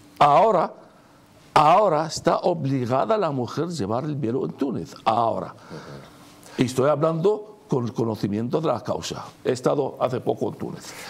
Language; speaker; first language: Spanish; non-native, fluent; Arabic